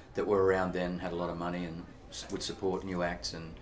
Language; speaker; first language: English; native; English